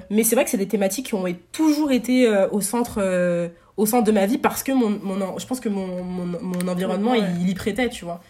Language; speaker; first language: French; native; French